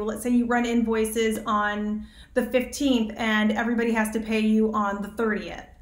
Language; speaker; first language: English; native; English